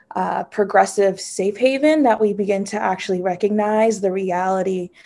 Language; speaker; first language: English; native; English